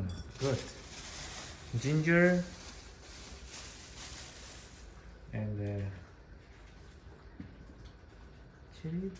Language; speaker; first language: English; non-native, learner; Chinese